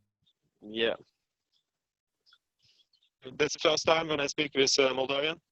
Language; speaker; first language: English; non-native, learner; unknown